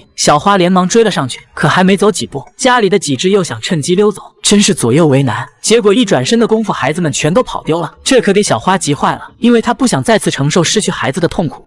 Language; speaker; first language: Chinese; native; Chinese